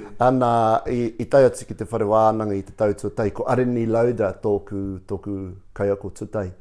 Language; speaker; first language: Māori; non-native, local second language; English